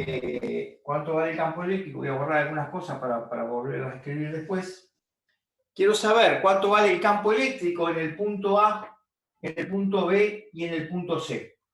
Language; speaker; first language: Spanish; native; Spanish